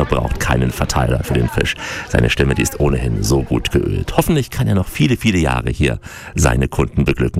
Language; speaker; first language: German; native; German